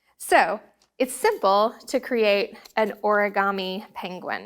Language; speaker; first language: English; native; English